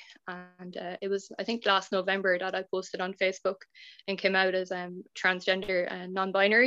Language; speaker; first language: English; native; English